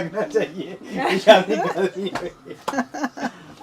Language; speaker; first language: Hindi; native; Hindi